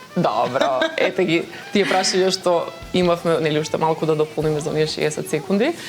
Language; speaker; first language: Macedonian; native; Macedonian